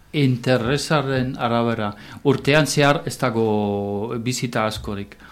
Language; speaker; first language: Basque; non-native, fluent; German